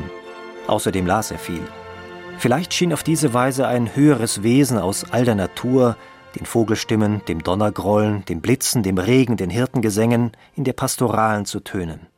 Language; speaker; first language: German; native; German